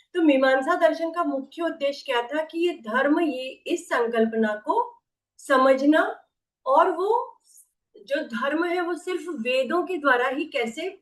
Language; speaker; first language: Hindi; non-native, local second language; Marathi